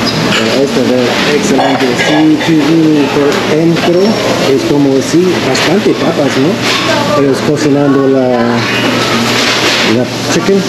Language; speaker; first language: Spanish; non-native, learner; English